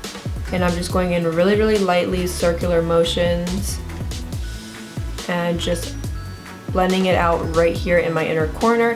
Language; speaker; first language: English; native; English